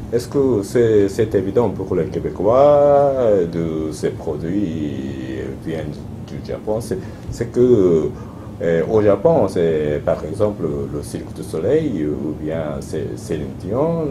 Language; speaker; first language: French; non-native, fluent; Japanese